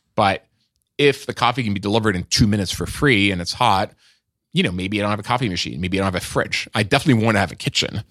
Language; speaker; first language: English; non-native, fluent; French